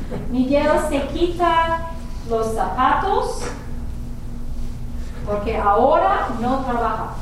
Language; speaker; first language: Spanish; non-native, fluent; English